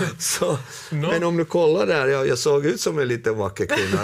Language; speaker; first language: Swedish; non-native, local second language; Finnish